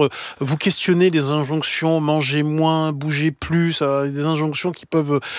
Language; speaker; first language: French; native; French